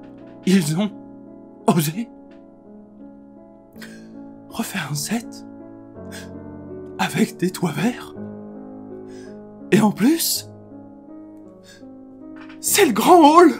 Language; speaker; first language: French; native; French